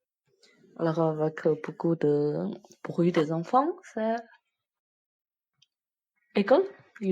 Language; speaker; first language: French; non-native, fluent; Chinese